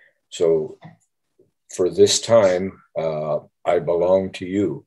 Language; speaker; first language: English; native; English